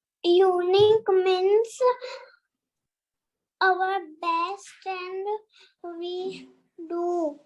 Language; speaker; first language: English; non-native, learner; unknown